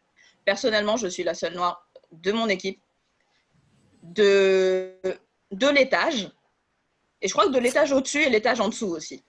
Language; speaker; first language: French; native; French